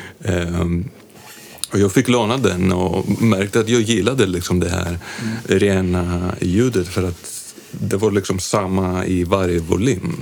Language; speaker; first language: Swedish; non-native, fluent; Greek